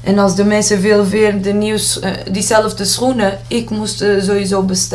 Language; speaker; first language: Dutch; non-native, learner; Portuguese